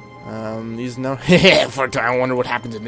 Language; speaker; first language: English; native; English